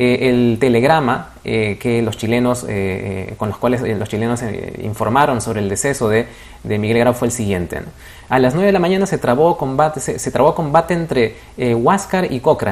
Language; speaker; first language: Spanish; native; Spanish